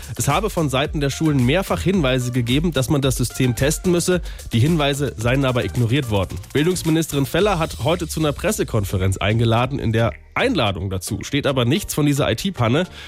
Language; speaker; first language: German; native; German